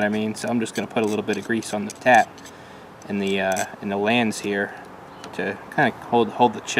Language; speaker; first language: English; native; English